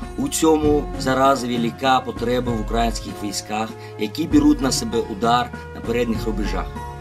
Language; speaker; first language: Ukrainian; non-native, fluent; Russian